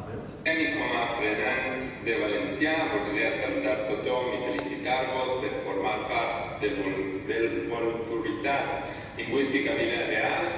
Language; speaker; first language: Catalan; non-native, learner; Hebrew